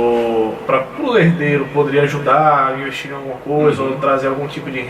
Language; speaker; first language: Portuguese; native; Portuguese